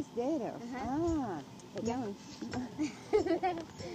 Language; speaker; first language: Spanish; non-native, learner; English